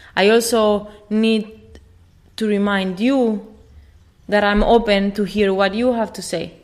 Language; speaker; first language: English; non-native, fluent; Spanish